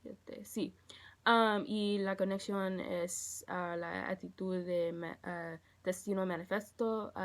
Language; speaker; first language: Spanish; non-native, learner; English